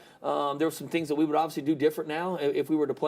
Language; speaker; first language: English; native; English